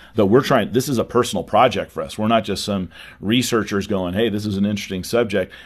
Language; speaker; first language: English; native; English